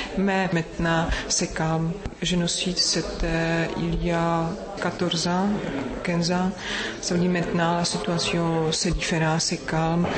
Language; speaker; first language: French; non-native, learner; Czech